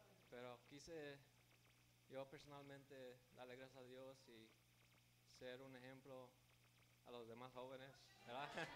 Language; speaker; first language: Spanish; early bilingual, heritage; Spanish